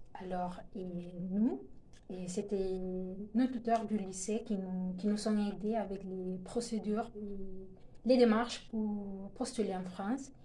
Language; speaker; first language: French; non-native, fluent; Spanish